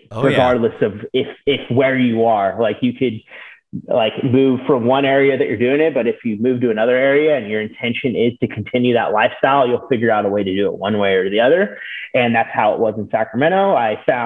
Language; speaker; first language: English; native; English